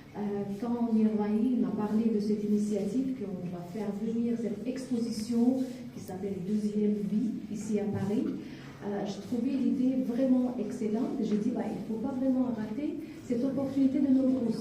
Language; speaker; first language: French; non-native, fluent; Azerbaijani